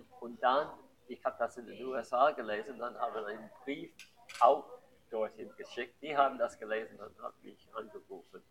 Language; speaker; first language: German; non-native, fluent; English